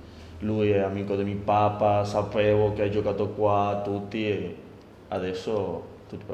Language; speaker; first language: Italian; non-native, learner; Spanish